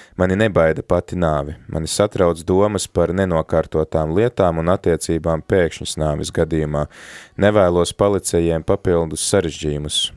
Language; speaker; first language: Latvian; native; Latvian